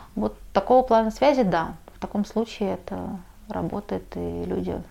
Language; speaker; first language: Russian; native; Russian